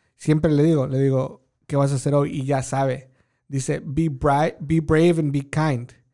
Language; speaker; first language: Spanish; early bilingual, heritage; Spanish